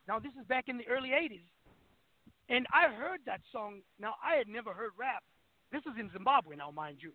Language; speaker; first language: English; non-native, local second language; Shona